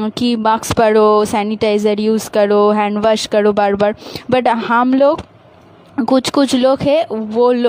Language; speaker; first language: Hindi; non-native, local second language; Bangla